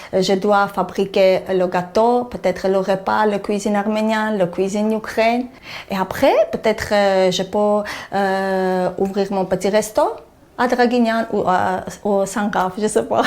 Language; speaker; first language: French; non-native, learner; Armenian